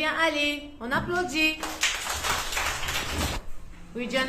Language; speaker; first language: French; non-native, local second language; Rundi